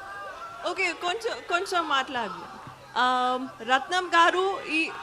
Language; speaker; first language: Telugu; non-native, learner; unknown